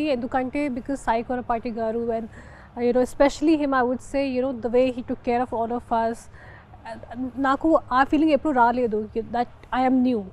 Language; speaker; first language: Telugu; non-native, fluent; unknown